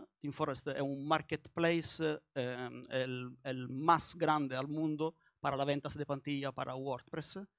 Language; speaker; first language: Spanish; non-native, learner; Italian